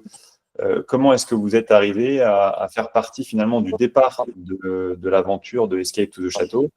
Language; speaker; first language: French; native; French